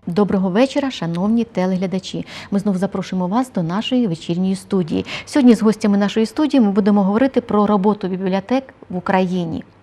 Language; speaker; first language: Ukrainian; native; Ukrainian